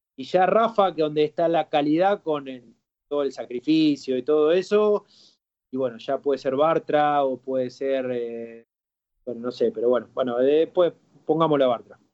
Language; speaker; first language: Spanish; native; Spanish